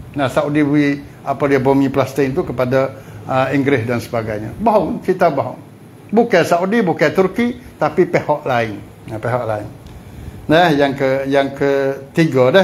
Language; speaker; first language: Malay; native; Malay